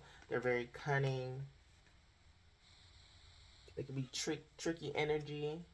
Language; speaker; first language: English; native; English